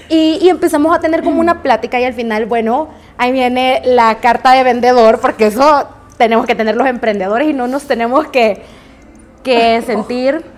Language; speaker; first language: Spanish; native; Spanish